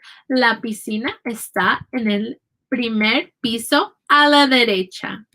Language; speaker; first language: Spanish; non-native, fluent; English